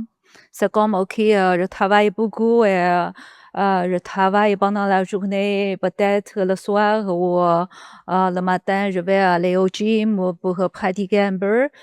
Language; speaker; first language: French; non-native, learner; Chinese